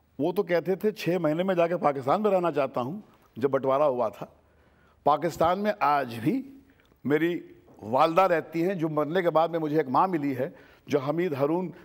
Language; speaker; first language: Hindi; native; Hindi